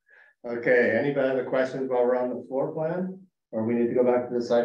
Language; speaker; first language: English; native; English